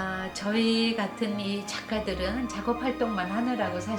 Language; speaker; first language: Korean; native; Korean